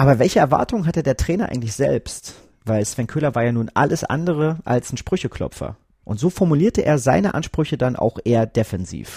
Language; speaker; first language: German; native; German